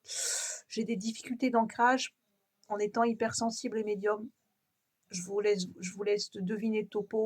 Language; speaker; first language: French; native; French